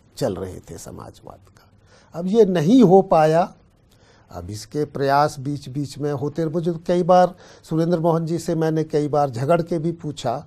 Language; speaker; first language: Hindi; native; Hindi